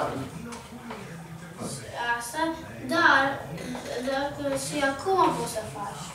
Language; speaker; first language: Romanian; early bilingual, heritage; Romanian